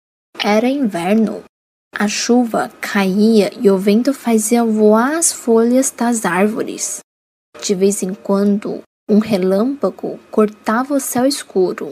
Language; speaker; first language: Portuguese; non-native, fluent; Chinese